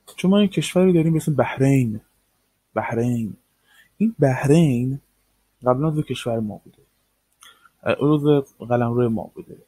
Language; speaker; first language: Persian; native; Persian